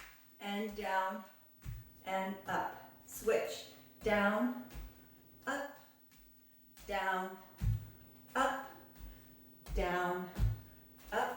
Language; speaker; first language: English; native; English